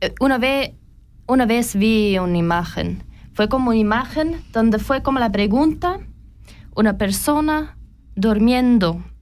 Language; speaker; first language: Spanish; non-native, learner; German